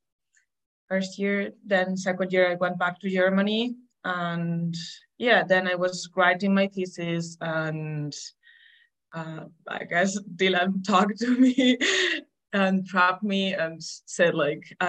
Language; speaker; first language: English; non-native, fluent; Spanish